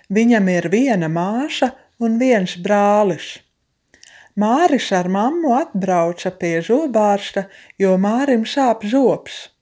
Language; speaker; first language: Latvian; native; Latvian